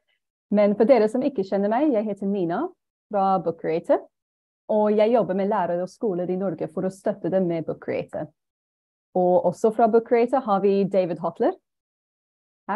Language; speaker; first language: Norwegian; non-native, fluent; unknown